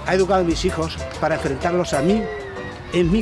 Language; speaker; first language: Spanish; native; Spanish